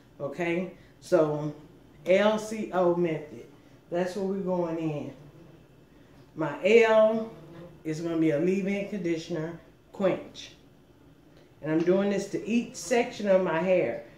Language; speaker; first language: English; native; English